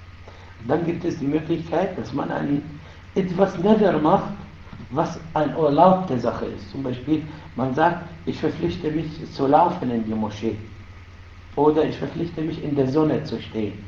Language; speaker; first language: German; non-native, fluent; Arabic